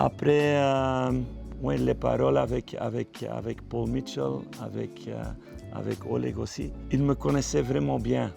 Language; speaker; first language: French; non-native, local second language; Dutch